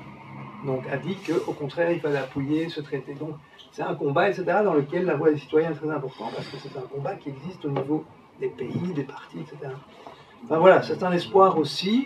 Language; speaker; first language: French; native; French